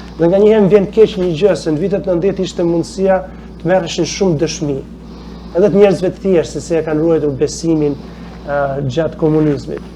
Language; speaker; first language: Albanian; native; Albanian